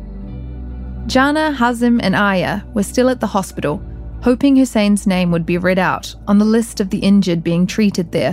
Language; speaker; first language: English; native; English